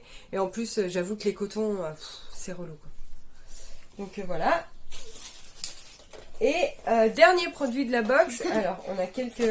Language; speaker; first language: French; native; French